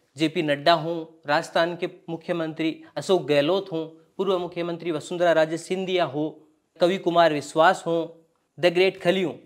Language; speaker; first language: Hindi; native; Hindi